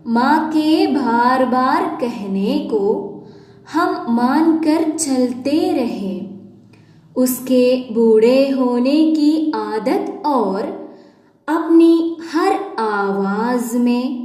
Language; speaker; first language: Hindi; non-native, local second language; Malayalam